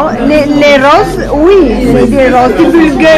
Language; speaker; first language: French; non-native, learner; Bulgarian